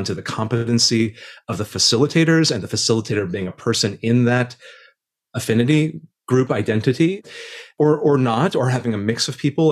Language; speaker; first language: English; native; English